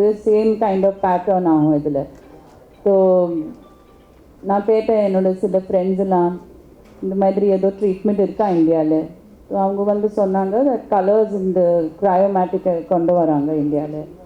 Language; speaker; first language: Tamil; non-native, local second language; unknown